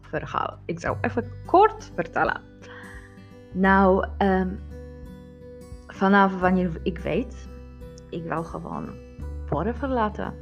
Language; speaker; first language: Dutch; non-native, learner; Polish